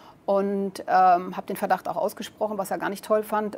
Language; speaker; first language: German; native; German